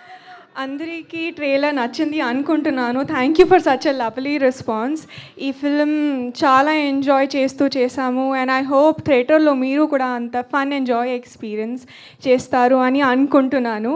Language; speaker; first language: Telugu; non-native, local second language; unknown